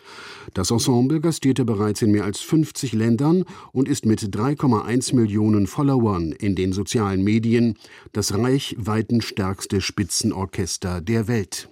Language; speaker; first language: German; native; German